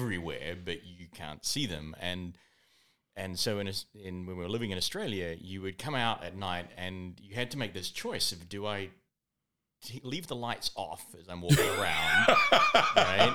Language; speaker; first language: English; native; English